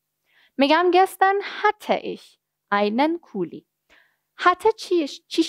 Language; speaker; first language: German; non-native, fluent; Persian